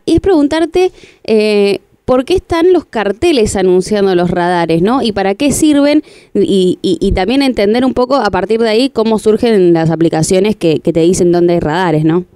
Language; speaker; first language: Spanish; native; Spanish